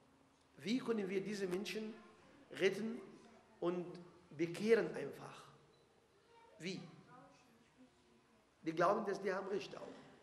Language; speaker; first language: German; non-native, fluent; Arabic